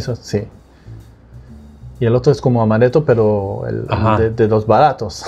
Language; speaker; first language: Spanish; non-native, fluent; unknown